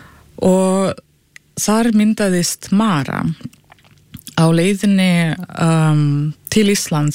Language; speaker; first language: Icelandic; non-native, fluent; Russian